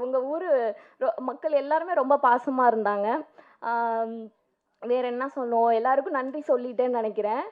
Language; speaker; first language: Tamil; native; Tamil